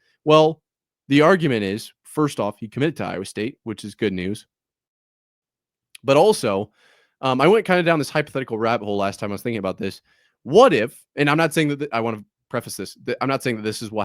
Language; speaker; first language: English; native; English